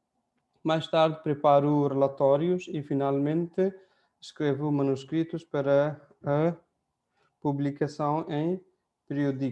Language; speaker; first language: Portuguese; non-native, fluent; Hindi